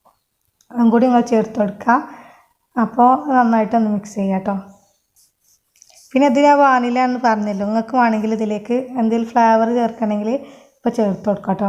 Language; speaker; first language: Malayalam; native; Malayalam